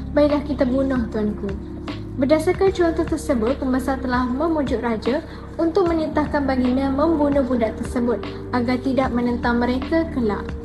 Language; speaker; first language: Malay; native; Malay